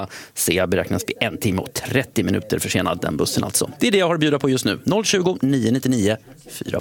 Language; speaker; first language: Swedish; native; Swedish